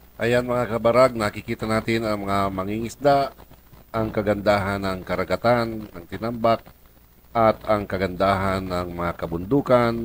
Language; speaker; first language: Filipino; non-native, local second language; Bikol